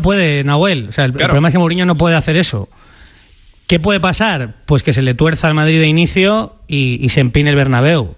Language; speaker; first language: Spanish; native; Spanish